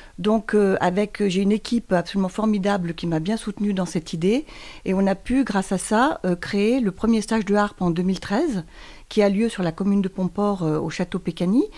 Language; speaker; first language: French; native; French